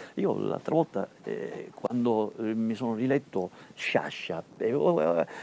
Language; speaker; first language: Italian; native; Italian